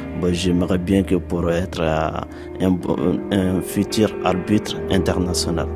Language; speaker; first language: French; non-native, fluent; Portuguese